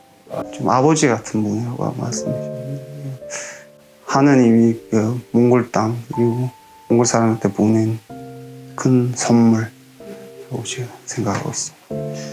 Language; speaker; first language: Korean; non-native, fluent; Mongolian